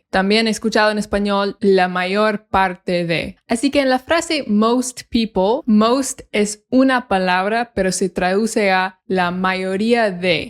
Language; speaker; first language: Spanish; non-native, fluent; English